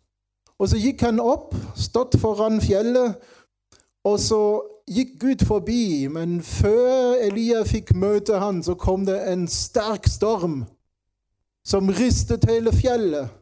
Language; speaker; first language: Norwegian; non-native, fluent; German